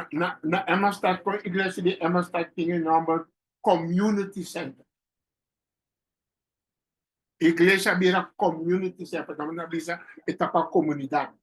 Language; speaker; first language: Portuguese; non-native, learner; Papiamento